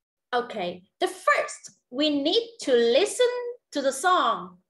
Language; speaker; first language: English; non-native, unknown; Vietnamese